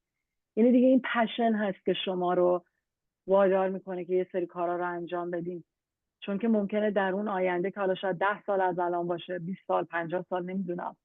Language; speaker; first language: Persian; native; Persian